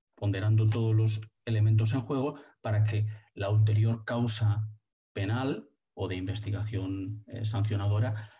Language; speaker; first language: Spanish; non-native, local second language; Catalan